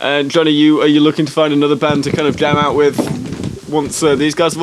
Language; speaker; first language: English; native; English